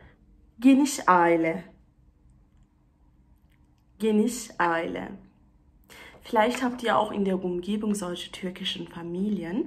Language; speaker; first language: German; early bilingual, other home language; Turkish